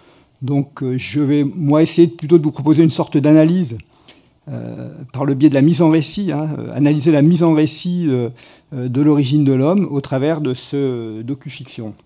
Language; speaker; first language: French; native; French